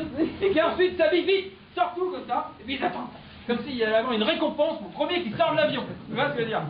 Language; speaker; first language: French; native; French